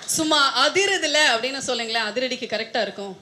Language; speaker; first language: Tamil; native; Tamil